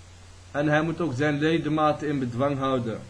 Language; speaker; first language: Dutch; early bilingual, other home language; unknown